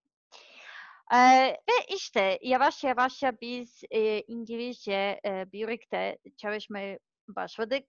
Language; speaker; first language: Turkish; non-native, learner; Serbian